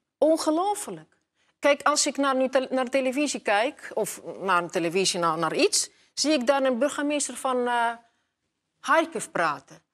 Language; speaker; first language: Dutch; non-native, fluent; Russian